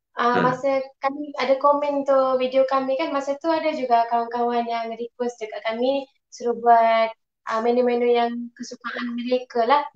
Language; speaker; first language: Malay; non-native, local second language; Tamil